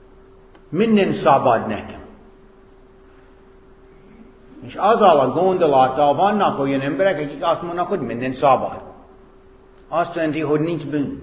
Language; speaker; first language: Hungarian; non-native, fluent; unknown